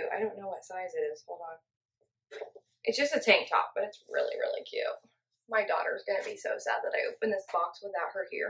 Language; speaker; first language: English; native; English